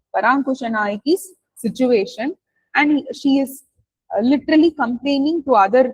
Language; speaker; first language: English; non-native, local second language; Tamil